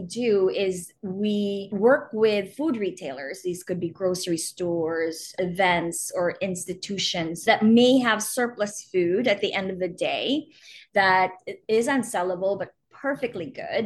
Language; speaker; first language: English; non-native, local second language; Filipino